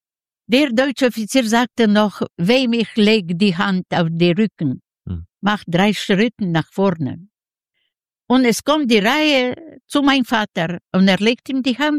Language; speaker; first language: German; early bilingual, other home language; Yiddish